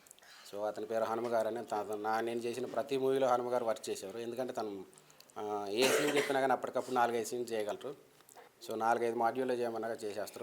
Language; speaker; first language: Telugu; native; Telugu